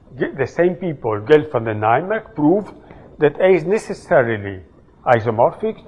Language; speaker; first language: English; non-native, fluent; Italian